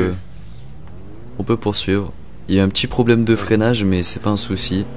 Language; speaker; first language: French; native; French